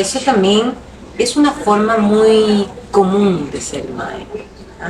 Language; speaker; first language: Portuguese; non-native, local second language; Spanish